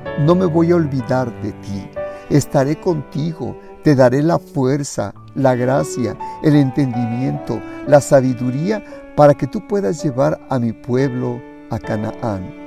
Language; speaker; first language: Spanish; native; Spanish